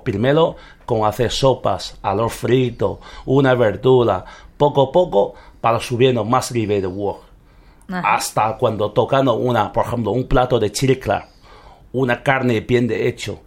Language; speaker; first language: Spanish; non-native, learner; Chinese